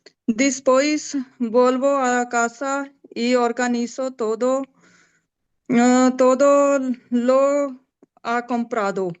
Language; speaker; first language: Spanish; non-native, learner; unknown